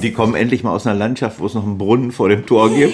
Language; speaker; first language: German; native; German